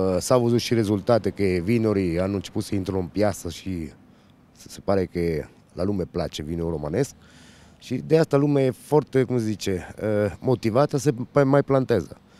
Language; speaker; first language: Romanian; non-native, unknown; Italian